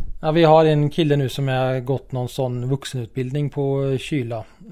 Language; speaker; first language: Swedish; native; Swedish